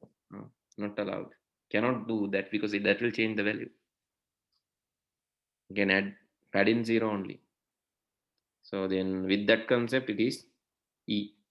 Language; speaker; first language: English; non-native, local second language; Sinhala